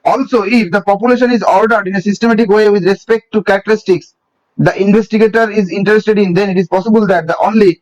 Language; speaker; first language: English; non-native, local second language; Bangla